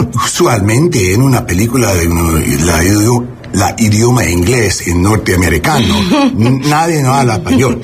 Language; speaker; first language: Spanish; non-native, learner; English